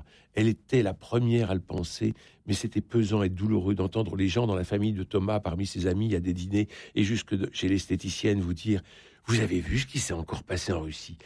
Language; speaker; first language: French; native; French